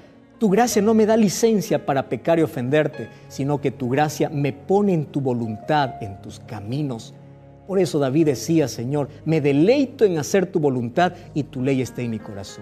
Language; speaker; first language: Spanish; native; Spanish